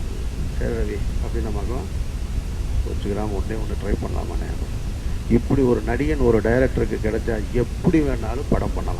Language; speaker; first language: Tamil; native; Tamil